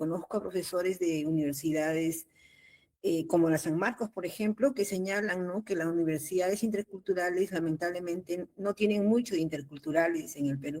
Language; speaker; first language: Spanish; native; Spanish